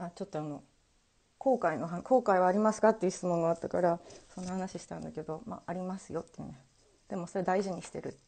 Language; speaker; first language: Japanese; early bilingual, heritage; Japanese